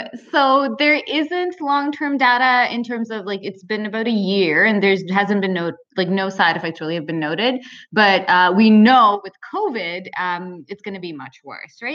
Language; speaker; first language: English; early bilingual, other home language; Punjabi